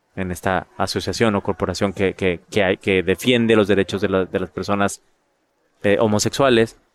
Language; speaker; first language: Spanish; native; Spanish